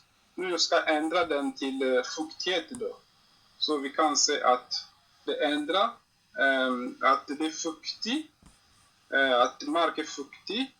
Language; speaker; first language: Swedish; non-native, learner; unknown